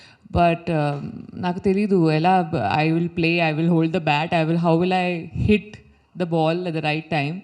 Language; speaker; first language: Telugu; non-native, learner; Hindi